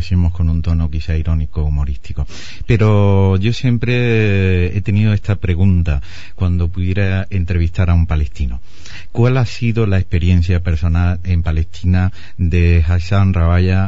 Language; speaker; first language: Spanish; native; Spanish